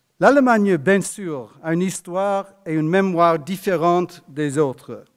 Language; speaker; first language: French; non-native, fluent; English